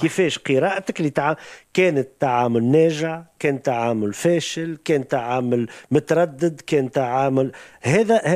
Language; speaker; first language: Arabic; native; Arabic